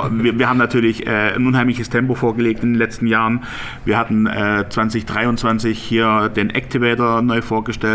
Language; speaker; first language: German; native; German